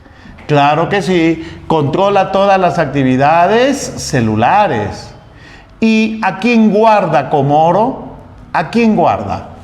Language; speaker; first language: Spanish; native; Spanish